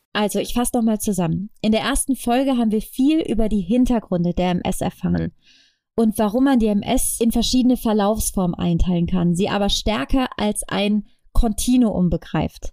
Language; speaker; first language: German; native; German